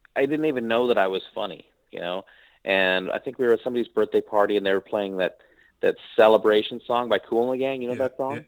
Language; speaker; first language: English; native; English